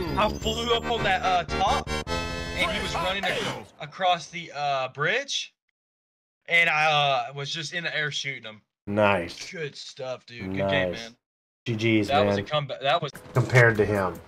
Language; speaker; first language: English; native; English